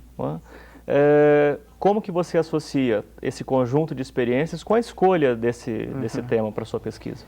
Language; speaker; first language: Portuguese; native; Portuguese